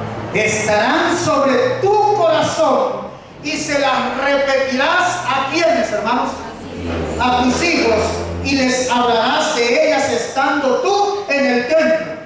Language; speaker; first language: Spanish; native; Spanish